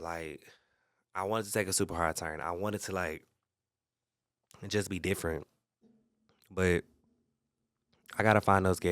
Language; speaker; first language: English; native; English